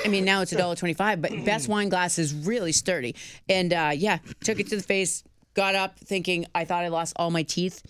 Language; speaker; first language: English; native; English